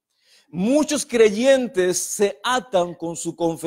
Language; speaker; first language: Spanish; native; Spanish